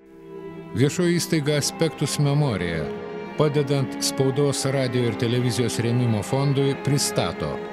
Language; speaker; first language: Lithuanian; native; Lithuanian